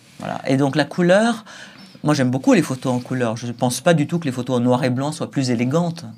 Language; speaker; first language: French; native; French